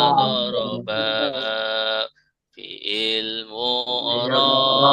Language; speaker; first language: Arabic; non-native, fluent; Indonesian